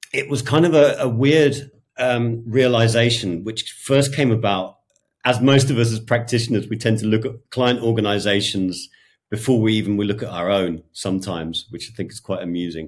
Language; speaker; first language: English; native; English